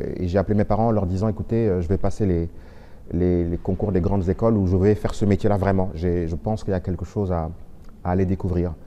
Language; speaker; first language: French; non-native, local second language; Wolof